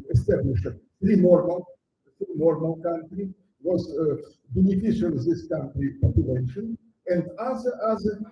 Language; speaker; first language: English; non-native, learner; Russian